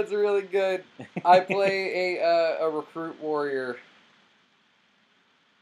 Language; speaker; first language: English; native; English